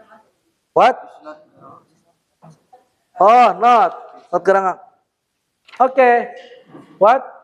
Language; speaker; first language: English; non-native, learner; Indonesian